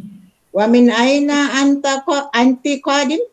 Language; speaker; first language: Arabic; non-native, learner; Malay